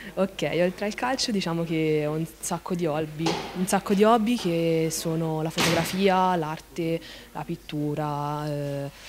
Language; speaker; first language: Italian; native; Italian